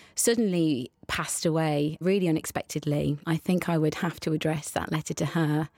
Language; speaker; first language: English; native; English